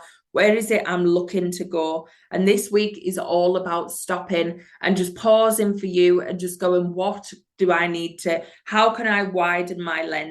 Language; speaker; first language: English; native; English